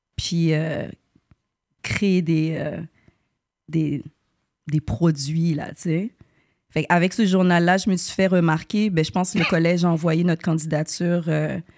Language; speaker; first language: French; native; French